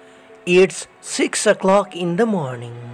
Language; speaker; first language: English; non-native, learner; Nepali